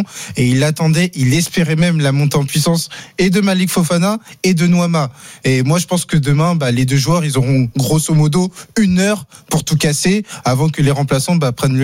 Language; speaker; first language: French; native; French